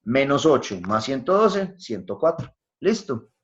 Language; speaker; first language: Spanish; native; Spanish